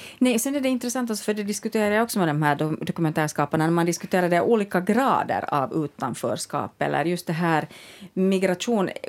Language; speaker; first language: Swedish; native; Swedish